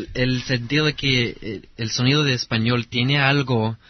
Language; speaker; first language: Spanish; early bilingual, heritage; Spanish